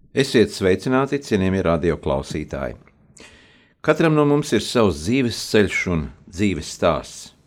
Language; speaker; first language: Latvian; native; Latvian